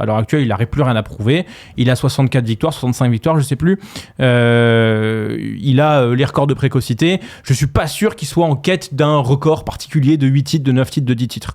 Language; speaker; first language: French; native; French